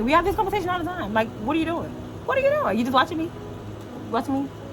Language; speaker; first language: English; native; English